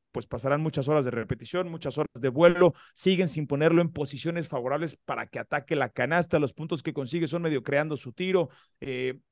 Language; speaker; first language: Spanish; native; Spanish